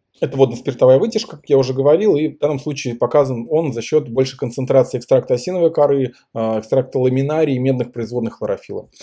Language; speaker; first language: Russian; native; Russian